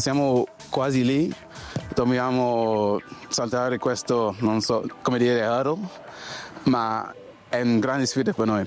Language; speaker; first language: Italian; non-native, fluent; English